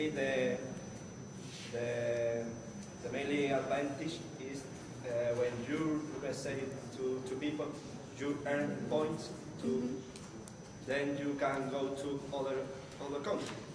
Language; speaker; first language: English; non-native, learner; Spanish